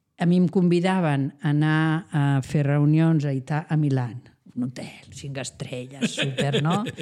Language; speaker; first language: Catalan; non-native, local second language; Spanish